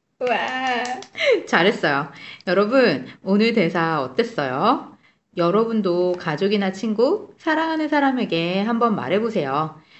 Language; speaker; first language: Korean; native; Korean